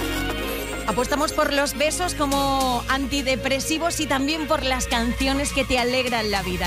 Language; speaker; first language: Spanish; native; Spanish